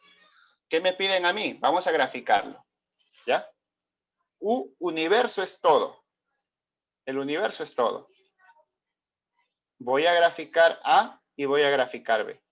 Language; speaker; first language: Spanish; native; Spanish